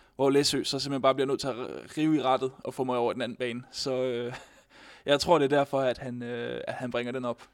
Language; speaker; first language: Danish; native; Danish